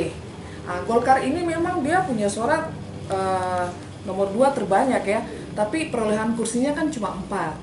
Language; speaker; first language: Indonesian; native; Indonesian